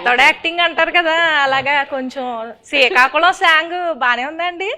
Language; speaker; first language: Telugu; native; Telugu